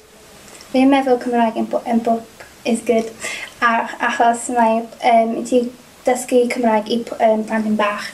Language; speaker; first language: Welsh; non-native, local second language; English